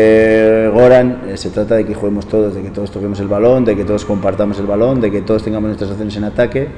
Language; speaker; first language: Spanish; native; Spanish